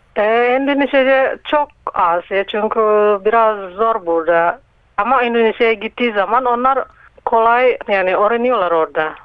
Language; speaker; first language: Turkish; non-native, learner; Indonesian